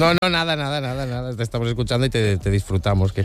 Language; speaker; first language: Spanish; native; Spanish